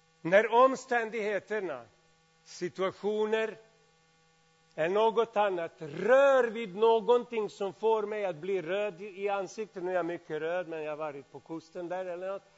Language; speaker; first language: Swedish; non-native, fluent; Serbian